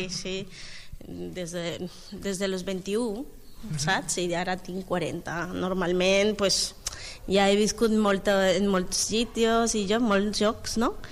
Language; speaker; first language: Catalan; non-native, learner; Spanish